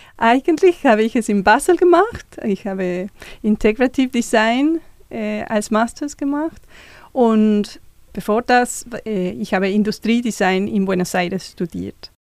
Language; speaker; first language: German; non-native, fluent; Spanish